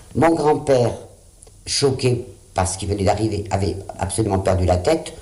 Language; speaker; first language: French; early bilingual, other home language; Spanish